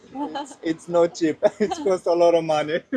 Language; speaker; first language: English; non-native, learner; Turkish